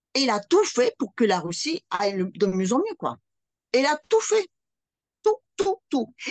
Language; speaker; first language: French; non-native, fluent; Russian